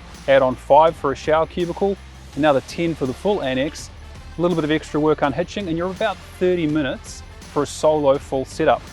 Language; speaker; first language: English; native; English